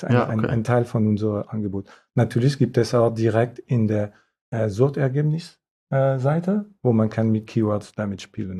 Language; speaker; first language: German; non-native, fluent; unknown